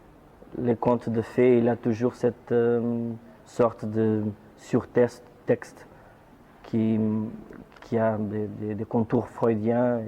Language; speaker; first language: French; non-native, fluent; Portuguese